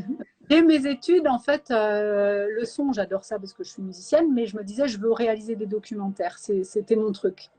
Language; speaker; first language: French; native; French